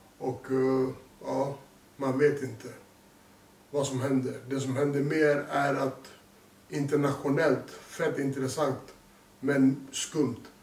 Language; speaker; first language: Swedish; early bilingual, other home language; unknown